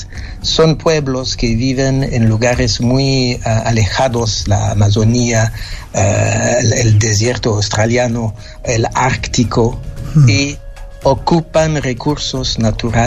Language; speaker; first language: Spanish; non-native, fluent; French